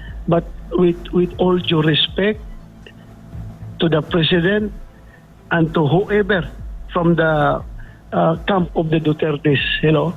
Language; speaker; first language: English; non-native, local second language; Filipino